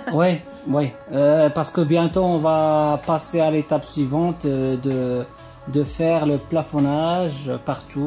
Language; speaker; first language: French; non-native, fluent; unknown